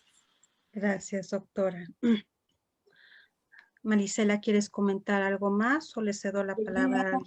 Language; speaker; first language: Spanish; native; Spanish